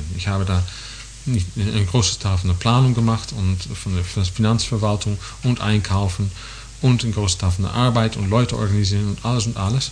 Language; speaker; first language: German; non-native, fluent; English